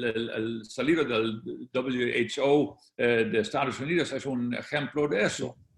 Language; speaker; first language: Spanish; non-native, fluent; Dutch